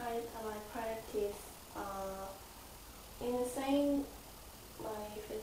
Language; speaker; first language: English; non-native, learner; Korean